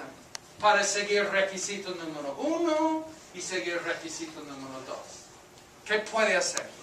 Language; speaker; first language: Spanish; non-native, fluent; English